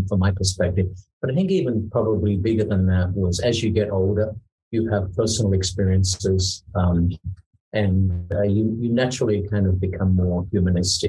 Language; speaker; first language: English; native; English